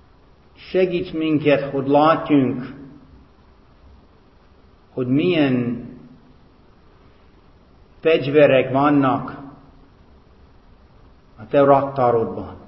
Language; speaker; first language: Hungarian; non-native, fluent; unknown